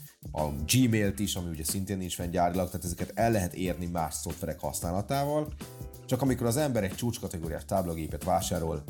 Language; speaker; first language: Hungarian; native; Hungarian